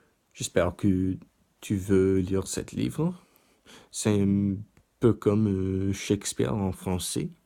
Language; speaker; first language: French; non-native, learner; English